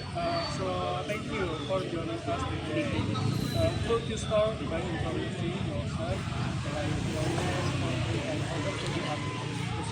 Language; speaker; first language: English; non-native, learner; Indonesian